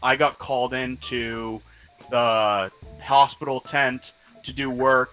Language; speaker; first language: English; native; English